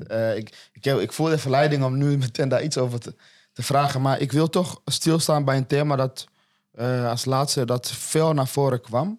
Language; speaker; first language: Dutch; non-native, fluent; Swahili